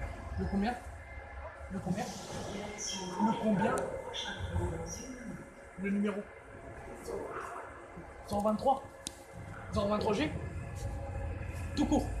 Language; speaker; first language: French; native; French